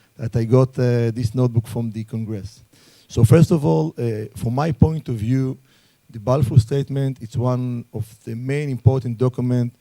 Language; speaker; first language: English; non-native, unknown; Hebrew